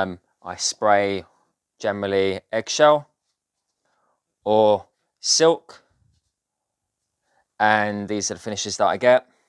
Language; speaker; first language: English; native; English